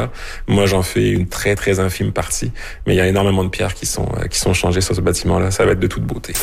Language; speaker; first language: French; native; French